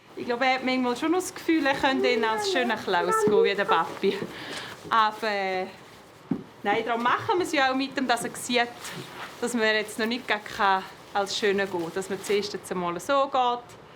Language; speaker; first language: German; native; German